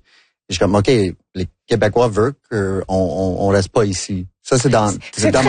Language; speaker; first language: French; non-native, local second language; English